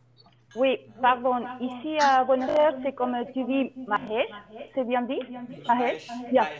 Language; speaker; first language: French; non-native, learner; Spanish